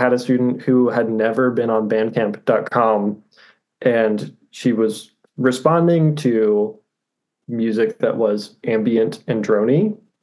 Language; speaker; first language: English; native; English